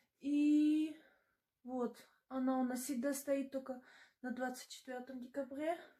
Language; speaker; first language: Russian; non-native, learner; German